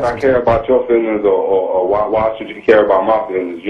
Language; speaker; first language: English; native; English